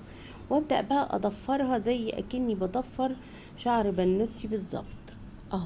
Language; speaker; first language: Arabic; native; Arabic